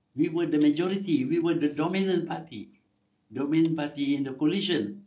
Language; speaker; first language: English; non-native, local second language; Malay